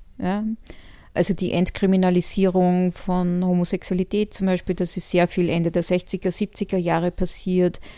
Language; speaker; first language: German; native; German